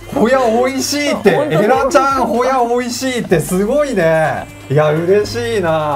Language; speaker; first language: Japanese; native; Japanese